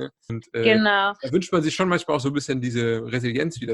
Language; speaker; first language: German; native; German